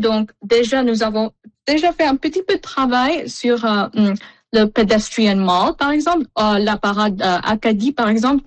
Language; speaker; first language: French; non-native, local second language; English